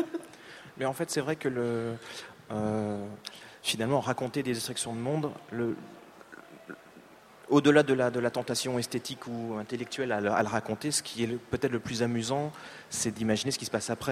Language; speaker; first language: French; native; French